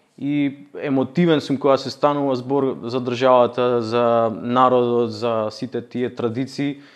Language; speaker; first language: Macedonian; native; Macedonian